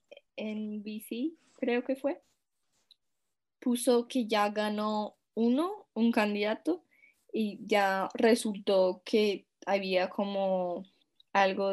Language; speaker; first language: Spanish; non-native, fluent; English